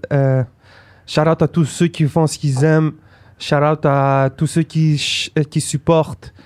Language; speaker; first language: French; native; French